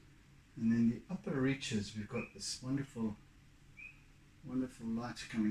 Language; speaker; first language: English; native; English